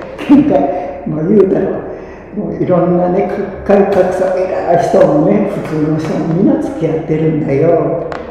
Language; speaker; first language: Japanese; early bilingual, other home language; Korean